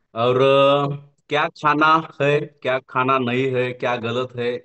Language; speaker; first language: Hindi; non-native, local second language; Marathi